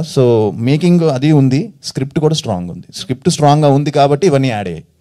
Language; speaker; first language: Telugu; native; Telugu